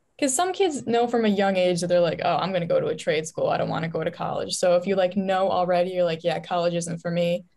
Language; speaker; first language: English; native; English